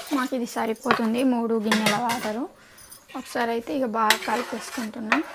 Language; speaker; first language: Telugu; non-native, local second language; Lambadi